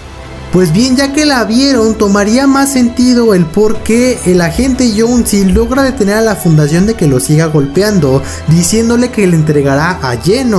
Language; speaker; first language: Spanish; native; Spanish